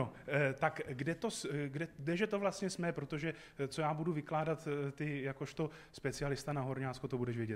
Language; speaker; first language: Czech; native; Czech